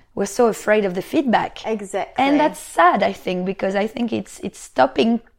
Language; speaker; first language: English; non-native, fluent; French